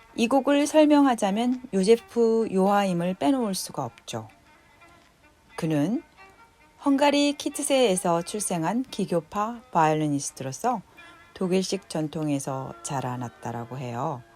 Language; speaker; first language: Korean; native; Korean